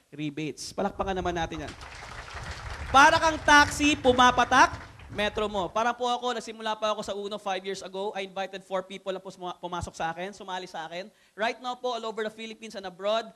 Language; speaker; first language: Filipino; non-native, local second language; Cebuano